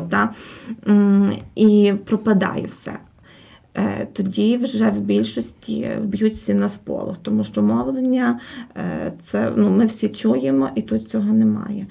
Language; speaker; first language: Ukrainian; native; Ukrainian